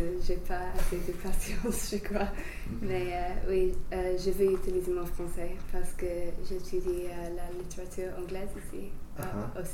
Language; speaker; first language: French; non-native, fluent; English